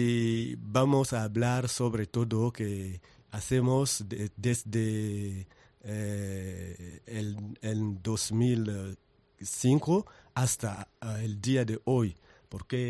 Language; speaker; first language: Spanish; non-native, learner; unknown